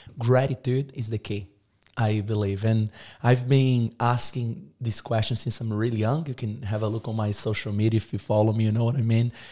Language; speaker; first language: English; non-native, fluent; Portuguese